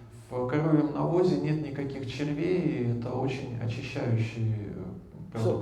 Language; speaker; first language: Russian; native; Russian